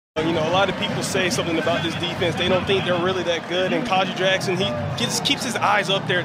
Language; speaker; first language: English; native; English